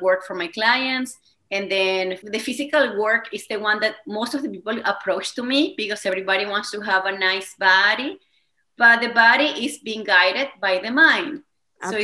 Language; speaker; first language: English; non-native, fluent; Spanish